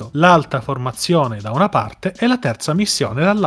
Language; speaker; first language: Italian; native; Italian